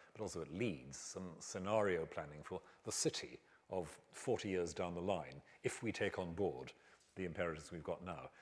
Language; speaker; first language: English; native; English